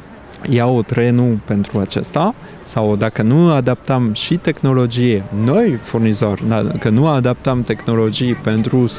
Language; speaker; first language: Romanian; non-native, fluent; French